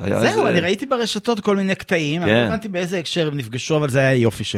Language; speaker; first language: Hebrew; native; Hebrew